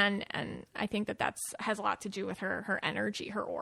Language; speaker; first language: English; native; English